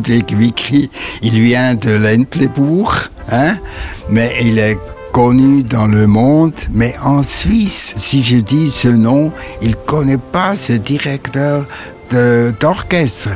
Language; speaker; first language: French; non-native, local second language; German